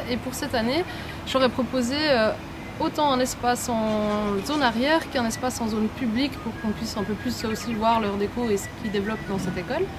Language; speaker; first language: French; native; French